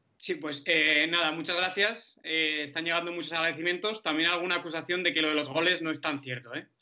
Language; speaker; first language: Spanish; native; Spanish